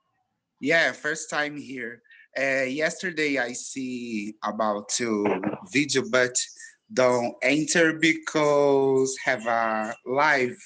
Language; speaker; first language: English; non-native, learner; Portuguese